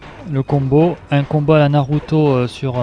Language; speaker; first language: French; native; French